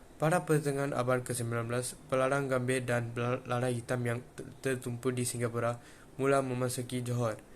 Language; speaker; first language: Malay; non-native, local second language; Tamil